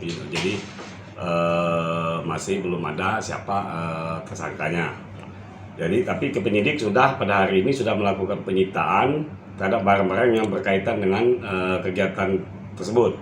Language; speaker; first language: Indonesian; native; Indonesian